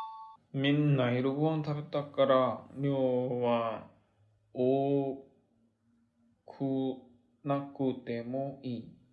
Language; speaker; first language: Japanese; non-native, learner; Korean